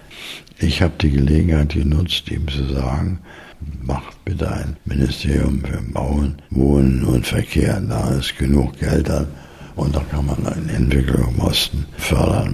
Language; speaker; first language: German; native; German